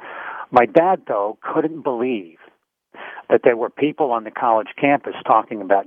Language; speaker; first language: English; native; English